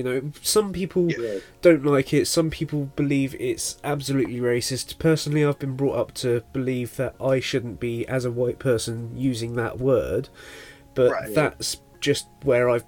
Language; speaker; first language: English; native; English